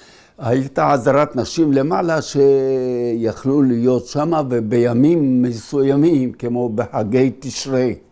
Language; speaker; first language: Hebrew; early bilingual, other home language; Arabic